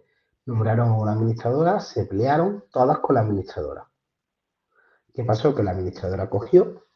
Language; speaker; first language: Spanish; native; Spanish